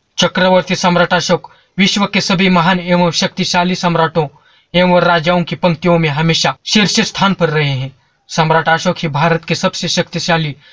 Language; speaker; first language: Hindi; non-native, local second language; Marathi